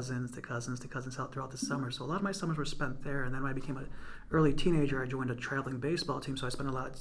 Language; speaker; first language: English; native; English